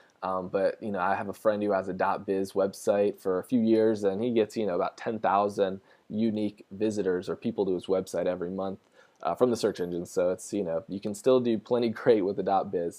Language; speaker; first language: English; native; English